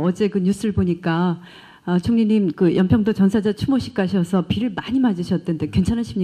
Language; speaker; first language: Korean; native; Korean